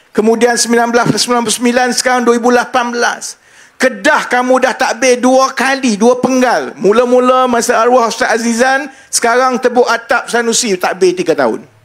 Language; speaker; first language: Malay; native; Malay